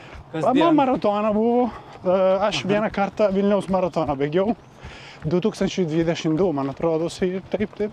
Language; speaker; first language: Lithuanian; non-native, learner; Italian